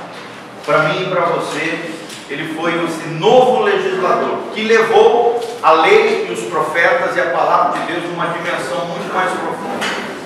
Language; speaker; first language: Portuguese; native; Portuguese